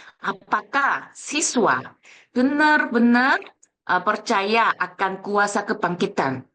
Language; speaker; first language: Indonesian; non-native, fluent; Korean